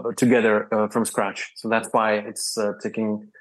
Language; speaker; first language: English; non-native, fluent; Czech